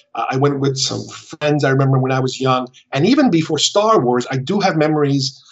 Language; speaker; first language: English; early bilingual, other home language; Spanish